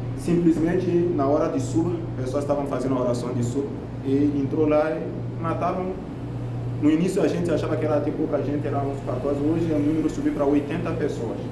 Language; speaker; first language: Portuguese; non-native, fluent; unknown